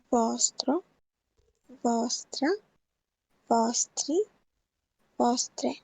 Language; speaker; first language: Italian; non-native, learner; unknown